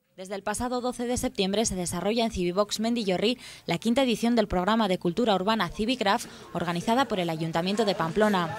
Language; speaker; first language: Spanish; native; Spanish